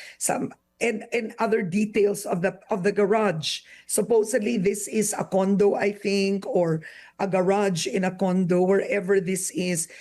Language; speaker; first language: English; non-native, local second language; Filipino